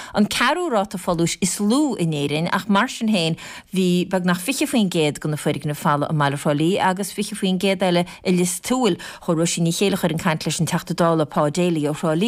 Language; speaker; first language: Irish; native; Irish